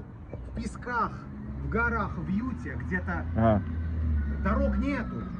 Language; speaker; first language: Russian; native; Russian